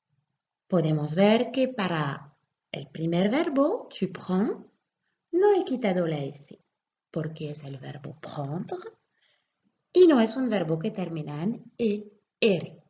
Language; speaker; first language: Spanish; non-native, fluent; French